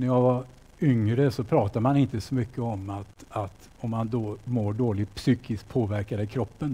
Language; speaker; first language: Swedish; native; Swedish